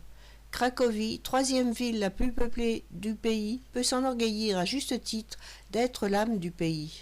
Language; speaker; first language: French; native; French